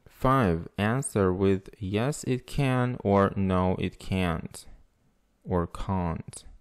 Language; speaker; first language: English; non-native, fluent; Russian